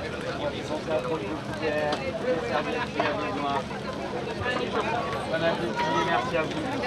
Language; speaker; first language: French; native; French